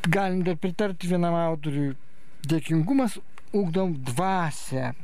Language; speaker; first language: Lithuanian; native; Lithuanian